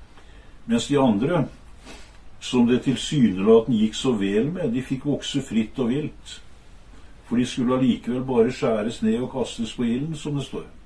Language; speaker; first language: Norwegian; native; Norwegian